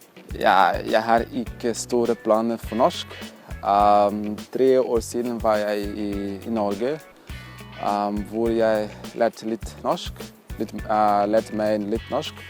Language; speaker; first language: Norwegian; non-native, learner; Portuguese